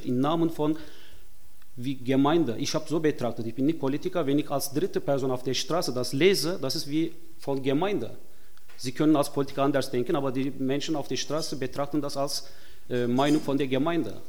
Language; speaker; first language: German; non-native, fluent; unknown